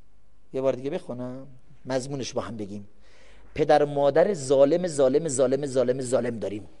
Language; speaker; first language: Persian; native; Persian